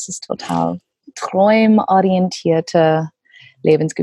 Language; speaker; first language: German; non-native, learner; English